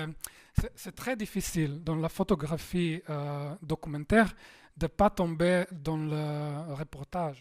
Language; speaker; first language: French; non-native, fluent; Slovenian